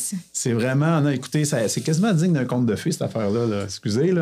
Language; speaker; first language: French; native; French